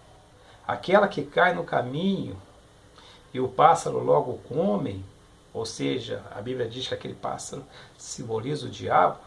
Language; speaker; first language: Portuguese; native; Portuguese